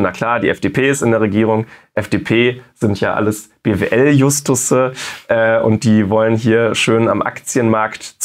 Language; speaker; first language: German; native; German